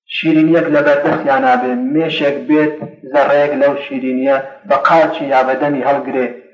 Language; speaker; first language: Central Kurdish; non-native, local second language; Gurani